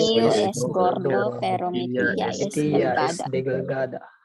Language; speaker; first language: Spanish; non-native, learner; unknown